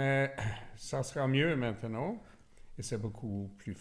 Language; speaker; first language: French; non-native, learner; Swedish